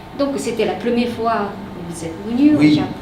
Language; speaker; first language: French; non-native, fluent; Japanese